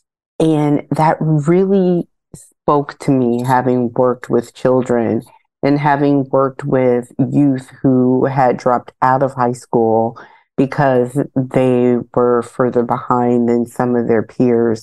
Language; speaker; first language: English; native; English